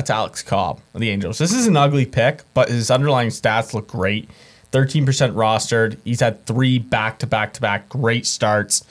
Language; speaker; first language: English; native; English